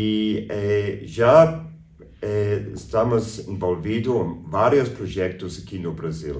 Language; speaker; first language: Portuguese; non-native, fluent; English